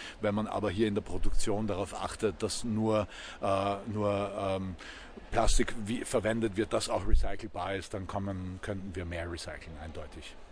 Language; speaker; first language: German; native; German